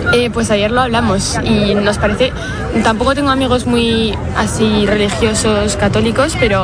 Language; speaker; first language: Spanish; non-native, fluent; French